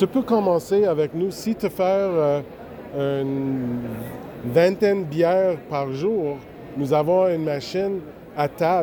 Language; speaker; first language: French; non-native, local second language; English